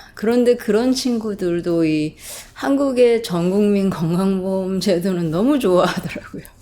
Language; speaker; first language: Korean; non-native, fluent; English